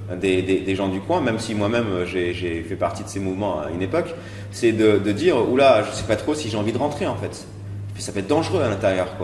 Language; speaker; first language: French; native; French